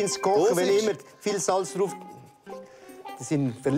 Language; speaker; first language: German; non-native, local second language; Italian